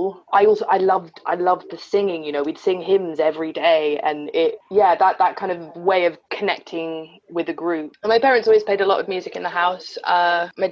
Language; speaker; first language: English; native; English